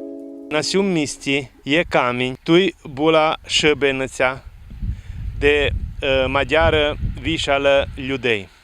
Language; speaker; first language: Ukrainian; early bilingual, heritage; Rusyn